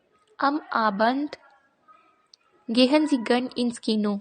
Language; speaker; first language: German; non-native, fluent; Urdu